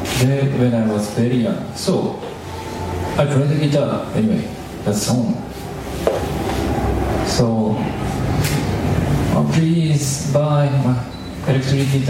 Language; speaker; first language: English; non-native, learner; Japanese